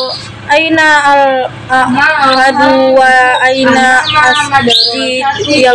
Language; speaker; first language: Arabic; non-native, learner; Indonesian